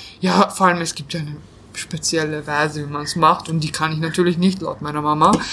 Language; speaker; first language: German; early bilingual, other home language; Bosnian